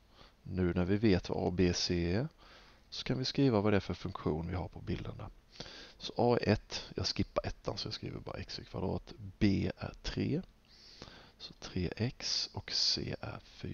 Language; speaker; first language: Swedish; native; Swedish